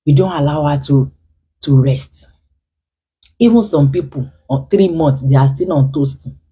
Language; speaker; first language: English; non-native, local second language; Yoruba